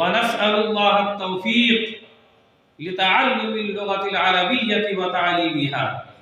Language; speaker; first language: Arabic; non-native, fluent; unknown